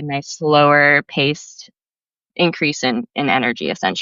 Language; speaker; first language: English; native; English